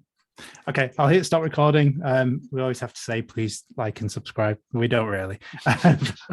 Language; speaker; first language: English; native; English